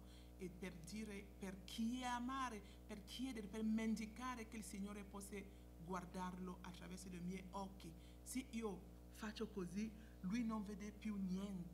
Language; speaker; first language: Italian; non-native, fluent; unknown